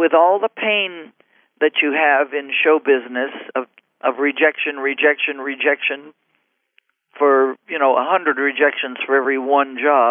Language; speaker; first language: English; native; English